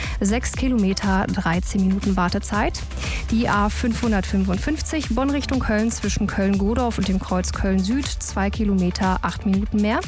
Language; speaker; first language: German; native; German